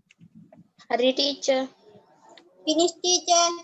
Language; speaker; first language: English; non-native, learner; Sinhala